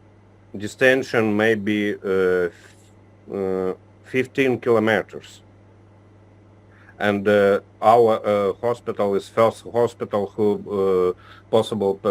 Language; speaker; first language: English; non-native, learner; Ukrainian